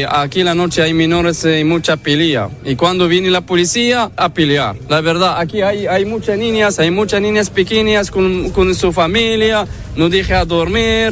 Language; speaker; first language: Spanish; non-native, learner; Arabic